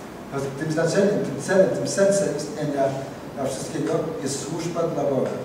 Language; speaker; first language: Polish; native; Polish